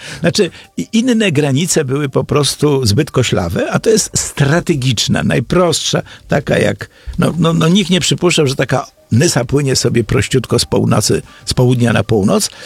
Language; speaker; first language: Polish; native; Polish